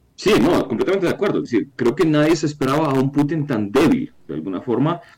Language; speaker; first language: Spanish; non-native, fluent; Ukrainian